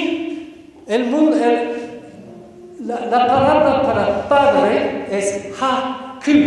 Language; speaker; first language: Spanish; non-native, fluent; English